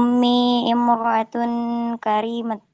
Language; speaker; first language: Arabic; non-native, learner; Indonesian